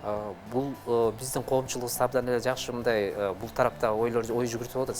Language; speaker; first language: Kyrgyz; native; Kyrgyz